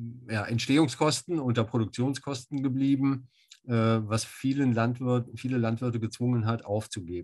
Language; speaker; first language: German; native; German